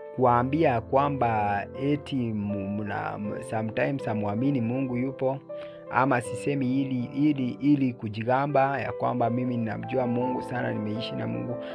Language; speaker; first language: Swahili; non-native, local second language; Kikuyu